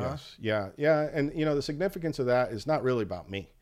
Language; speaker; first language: English; early bilingual, other home language; Spanish